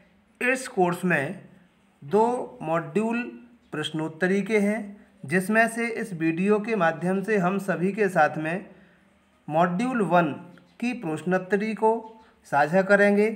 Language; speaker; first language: Hindi; native; Hindi